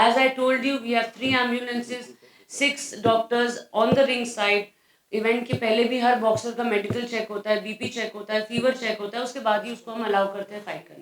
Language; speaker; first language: Hindi; native; Hindi